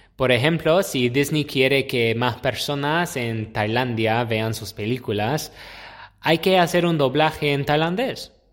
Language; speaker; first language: Spanish; non-native, fluent; English